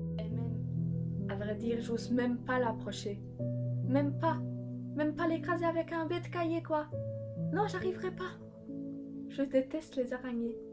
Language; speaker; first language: French; early bilingual, other home language; Polish